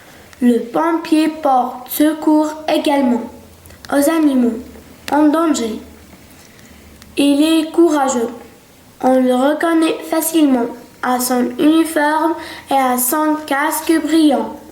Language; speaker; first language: French; non-native, local second language; Arabic